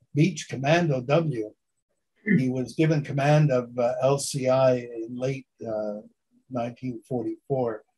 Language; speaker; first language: English; native; English